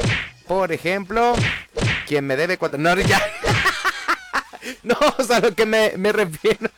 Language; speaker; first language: Spanish; native; Spanish